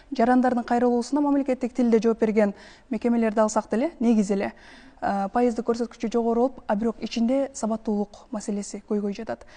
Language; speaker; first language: Kyrgyz; native; Kyrgyz